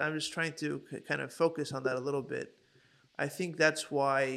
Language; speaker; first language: English; native; English